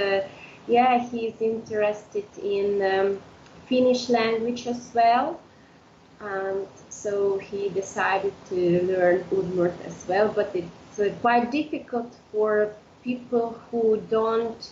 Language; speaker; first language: English; non-native, fluent; Udmurt